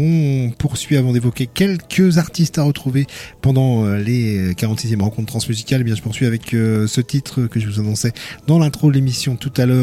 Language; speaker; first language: French; native; French